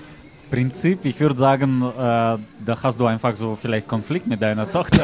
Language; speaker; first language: German; non-native, fluent; Russian